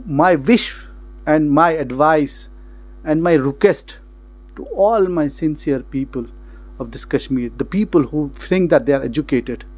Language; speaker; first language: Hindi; non-native, local second language; Kashmiri